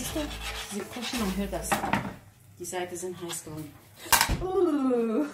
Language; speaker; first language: German; non-native, learner; Kurdish